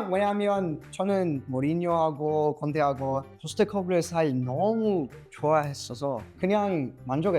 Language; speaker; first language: Korean; non-native, learner; English